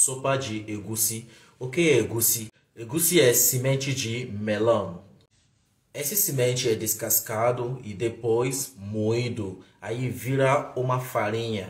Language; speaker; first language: Portuguese; non-native, fluent; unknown